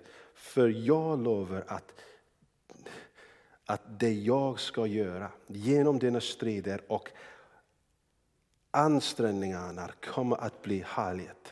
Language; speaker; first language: Swedish; non-native, fluent; English